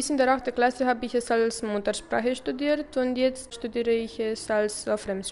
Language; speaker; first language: German; non-native, local second language; Romanian